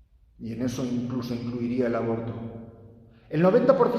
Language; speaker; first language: Spanish; native; Spanish